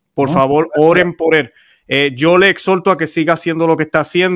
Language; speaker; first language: Spanish; native; Spanish